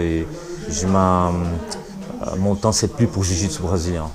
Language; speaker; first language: French; non-native, learner; Portuguese